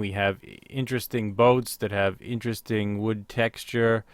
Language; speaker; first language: English; native; English